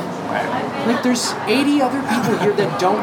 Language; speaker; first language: English; native; English